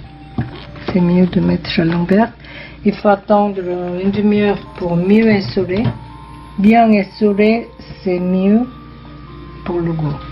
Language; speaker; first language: French; non-native, fluent; Korean